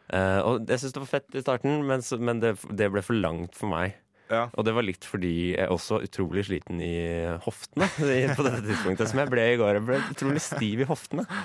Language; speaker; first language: Norwegian; native; Norwegian